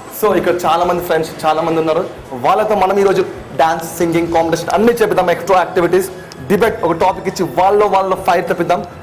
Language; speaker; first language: Telugu; native; Telugu